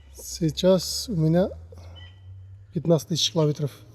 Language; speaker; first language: Russian; non-native, learner; Turkmen